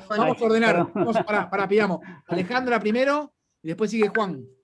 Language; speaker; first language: Spanish; native; Spanish